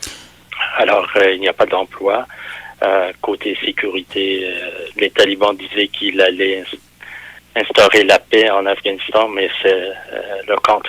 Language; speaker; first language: French; non-native, fluent; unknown